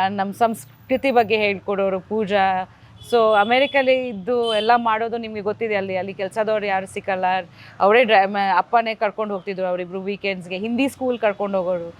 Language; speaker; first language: Kannada; non-native, fluent; Bangla